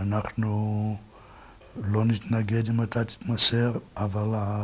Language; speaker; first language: Hebrew; non-native, fluent; Yiddish